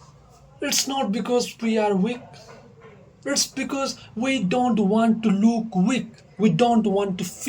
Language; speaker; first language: English; non-native, local second language; Nepali